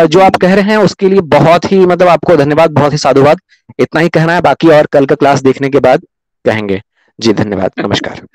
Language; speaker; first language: Hindi; native; Hindi